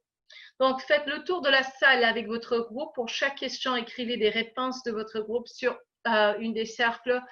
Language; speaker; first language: French; non-native, fluent; English